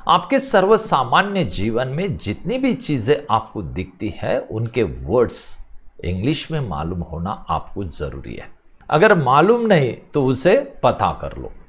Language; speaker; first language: Hindi; non-native, local second language; Marathi